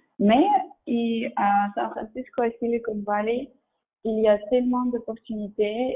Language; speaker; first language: French; non-native, fluent; Russian